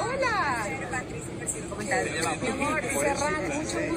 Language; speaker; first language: Spanish; native; Spanish